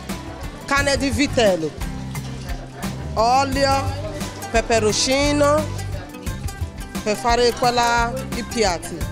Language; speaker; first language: Italian; non-native, learner; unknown